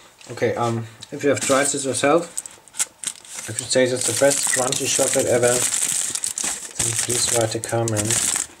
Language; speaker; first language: English; non-native, fluent; German